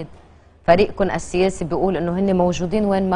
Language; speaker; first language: Arabic; native; Arabic